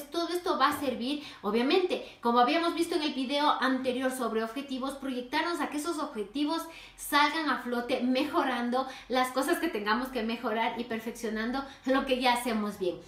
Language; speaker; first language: Spanish; native; Spanish